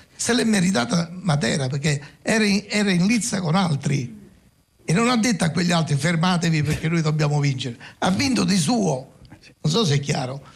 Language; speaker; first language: Italian; native; Italian